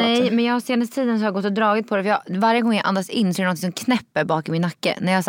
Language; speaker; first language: Swedish; native; Swedish